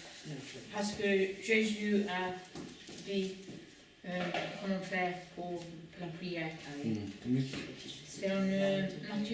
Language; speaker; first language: French; non-native, learner; English